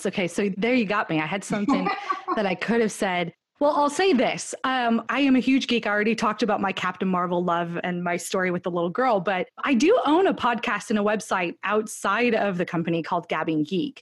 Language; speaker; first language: English; native; English